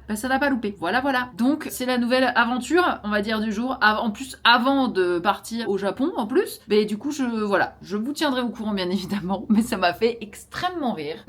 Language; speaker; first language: French; early bilingual, other home language; Portuguese